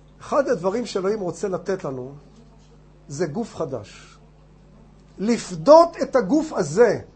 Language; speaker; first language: Hebrew; non-native, fluent; English